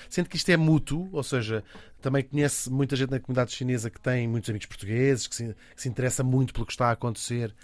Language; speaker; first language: Portuguese; native; Portuguese